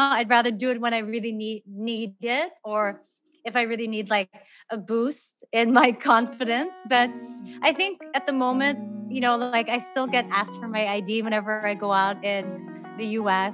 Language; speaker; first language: English; non-native, local second language; Filipino